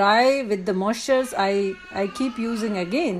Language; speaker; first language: English; non-native, local second language; Hindi